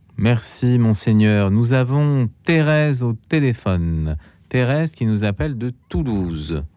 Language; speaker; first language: French; native; French